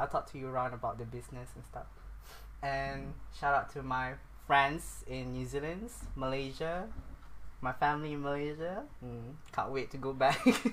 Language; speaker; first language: English; non-native, local second language; Malay